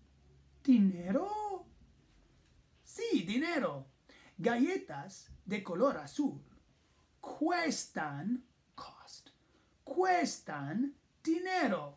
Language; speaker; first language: Spanish; non-native, fluent; English